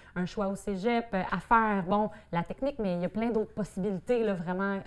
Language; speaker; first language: French; native; French